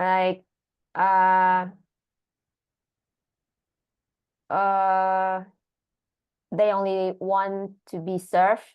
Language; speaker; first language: English; non-native, learner; Indonesian